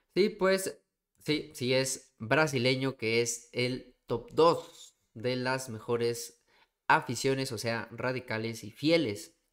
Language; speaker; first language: Spanish; native; Spanish